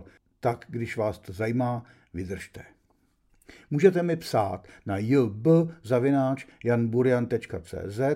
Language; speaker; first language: Czech; native; Czech